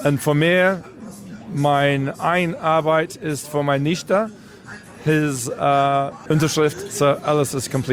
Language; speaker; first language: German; non-native, learner; English